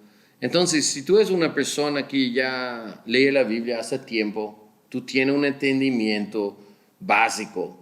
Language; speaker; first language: Spanish; non-native, fluent; Portuguese